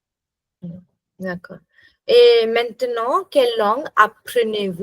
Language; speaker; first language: French; non-native, fluent; English